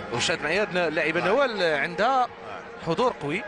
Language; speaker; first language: Arabic; native; Arabic